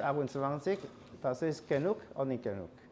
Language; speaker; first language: German; non-native, learner; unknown